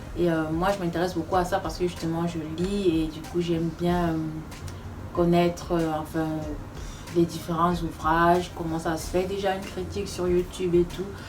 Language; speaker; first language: French; non-native, local second language; Fula